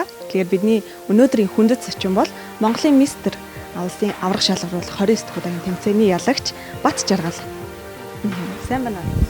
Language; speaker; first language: Mongolian; native; Mongolian